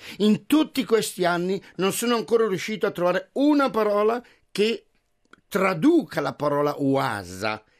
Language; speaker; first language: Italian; native; Italian